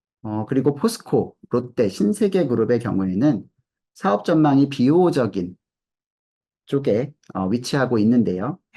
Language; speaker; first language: Korean; native; Korean